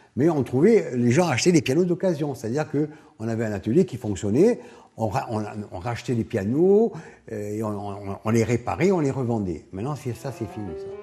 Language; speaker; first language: French; native; French